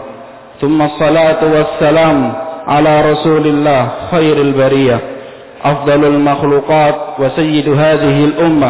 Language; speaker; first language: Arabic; non-native, fluent; Indonesian